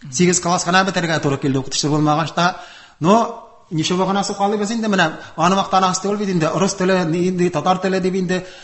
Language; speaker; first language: Tatar; non-native, local second language; Udmurt